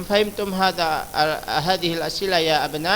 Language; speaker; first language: Arabic; non-native, fluent; Indonesian